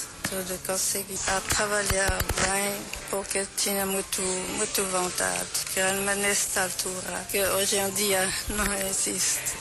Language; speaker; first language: Portuguese; non-native, learner; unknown